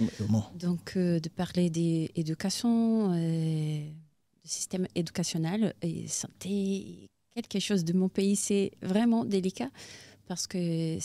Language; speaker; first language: French; non-native, fluent; Portuguese